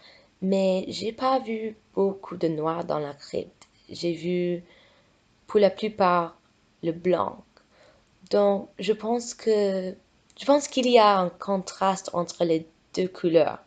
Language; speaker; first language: French; non-native, fluent; English